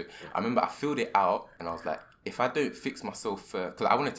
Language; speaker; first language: English; native; English